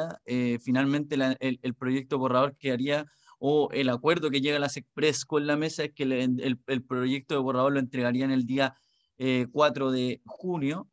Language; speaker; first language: Spanish; native; Spanish